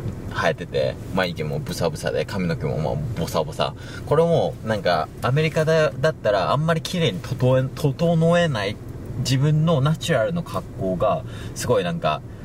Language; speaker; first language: Japanese; native; Japanese